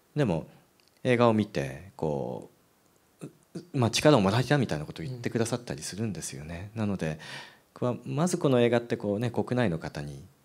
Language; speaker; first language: Japanese; native; Japanese